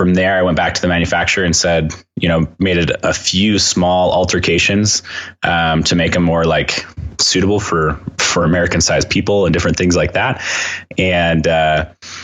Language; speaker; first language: English; native; English